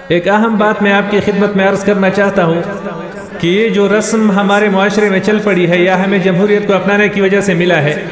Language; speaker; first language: Urdu; non-native, local second language; Pashto